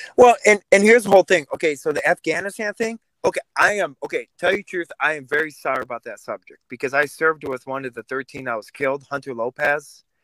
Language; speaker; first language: English; early bilingual, other home language; Russian